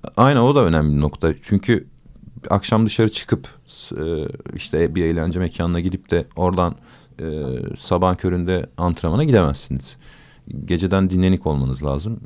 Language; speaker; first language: Turkish; native; Turkish